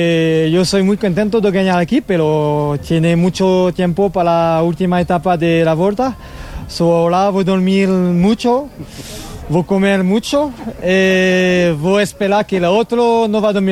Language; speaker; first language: Spanish; non-native, learner; French